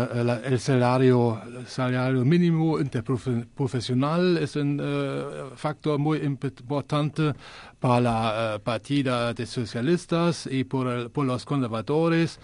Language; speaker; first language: Spanish; non-native, learner; German